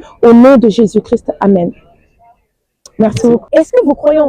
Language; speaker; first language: French; native; French